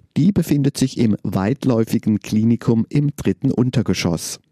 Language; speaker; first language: German; native; German